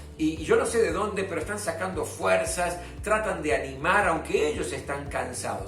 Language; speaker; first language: Spanish; native; Spanish